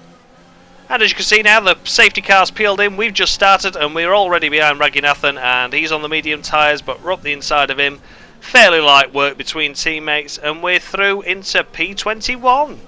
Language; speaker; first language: English; native; English